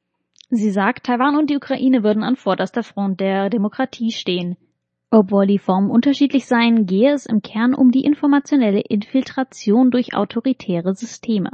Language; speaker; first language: German; native; German